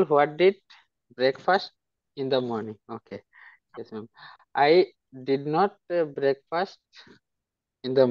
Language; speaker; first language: English; non-native, learner; Hindi